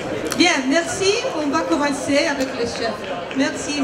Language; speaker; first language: French; non-native, fluent; Italian